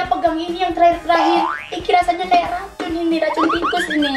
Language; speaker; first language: Indonesian; native; Indonesian